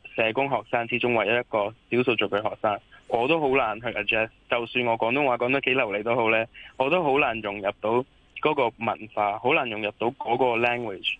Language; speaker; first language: Cantonese; early bilingual, other home language; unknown